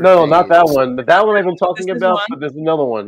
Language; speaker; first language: English; native; English